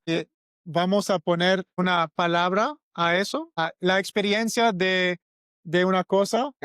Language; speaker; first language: Spanish; non-native, learner; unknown